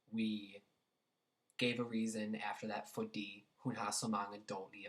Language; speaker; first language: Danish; non-native, learner; English